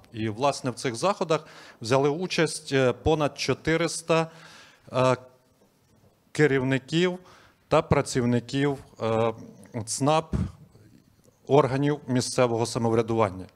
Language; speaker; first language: Ukrainian; native; Ukrainian